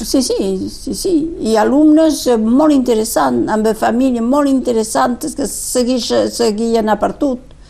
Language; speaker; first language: Catalan; native; Catalan